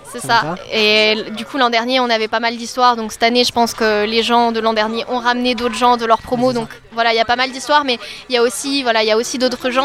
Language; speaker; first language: French; native; French